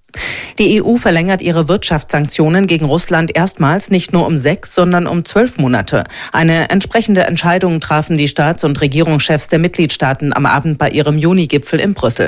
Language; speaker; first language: German; native; German